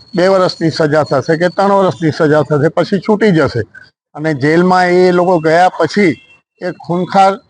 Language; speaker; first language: Gujarati; non-native, local second language; Sindhi